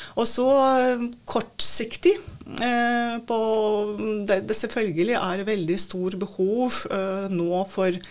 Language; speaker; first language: Norwegian; non-native, fluent; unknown